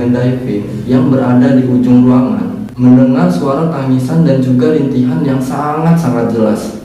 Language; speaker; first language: Indonesian; native; Indonesian